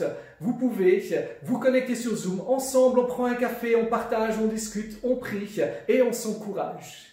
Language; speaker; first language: French; native; French